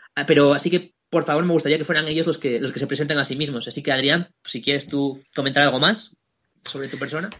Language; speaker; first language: Spanish; native; Spanish